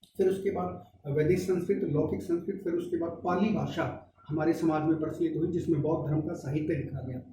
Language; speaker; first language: Hindi; native; Hindi